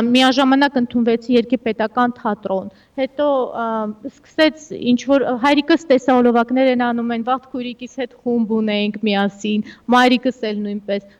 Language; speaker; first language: Armenian; early bilingual, heritage; Armenian